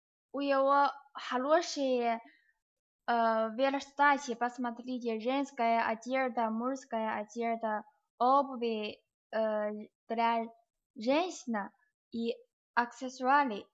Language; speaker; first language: Russian; non-native, learner; Chinese